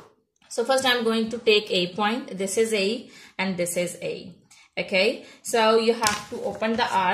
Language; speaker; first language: English; non-native, local second language; Urdu